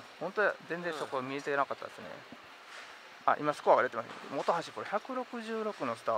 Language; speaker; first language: Japanese; native; Japanese